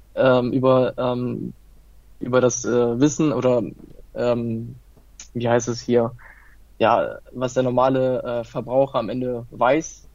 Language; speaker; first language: German; early bilingual, other home language; Italian